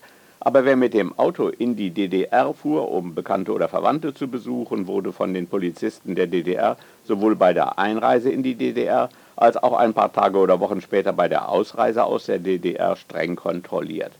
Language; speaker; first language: German; native; German